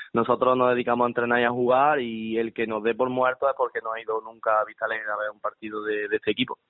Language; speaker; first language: Spanish; native; Spanish